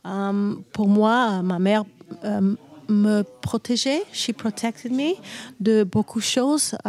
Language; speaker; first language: French; non-native, learner; English